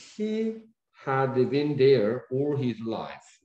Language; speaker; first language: English; non-native, fluent; Korean